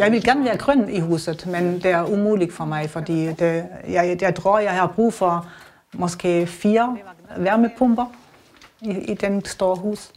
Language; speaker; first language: Danish; non-native, learner; German